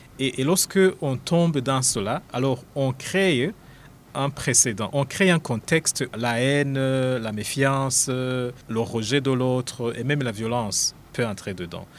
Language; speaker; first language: French; non-native, local second language; Rundi